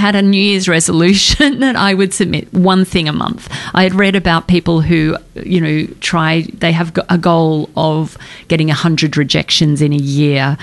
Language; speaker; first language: English; native; English